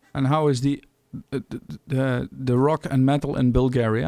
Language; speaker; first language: English; non-native, fluent; Dutch